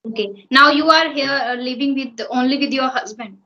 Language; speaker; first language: English; non-native, fluent; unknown